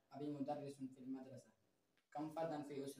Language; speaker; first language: Arabic; non-native, learner; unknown